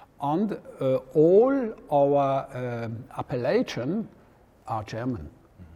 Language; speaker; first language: English; non-native, learner; French